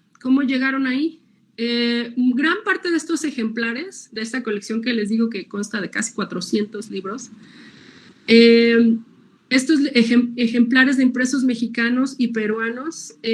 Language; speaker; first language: Spanish; native; Spanish